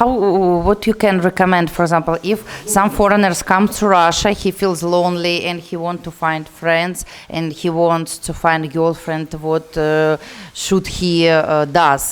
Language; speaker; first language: English; non-native, learner; Russian